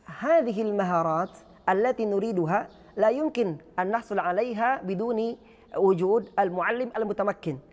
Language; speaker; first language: Arabic; non-native, fluent; Indonesian